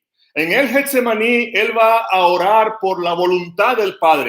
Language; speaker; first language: Spanish; native; Spanish